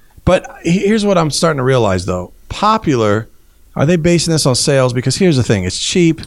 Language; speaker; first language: English; native; English